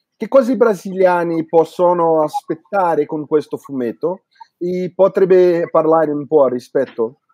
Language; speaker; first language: Italian; non-native, learner; Portuguese